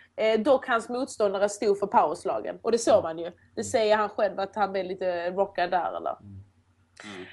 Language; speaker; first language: Swedish; early bilingual, other home language; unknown